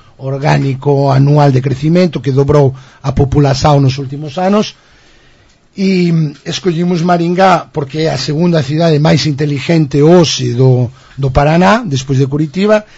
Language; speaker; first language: Portuguese; non-native, fluent; Spanish